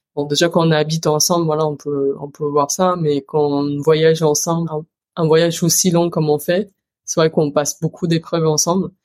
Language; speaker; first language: French; early bilingual, other home language; Chinese